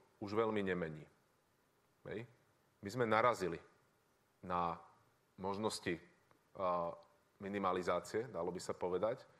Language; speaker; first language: Slovak; native; Slovak